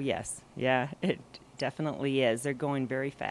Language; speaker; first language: English; native; English